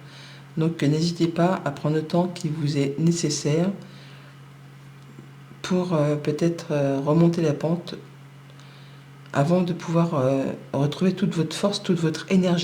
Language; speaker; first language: French; native; French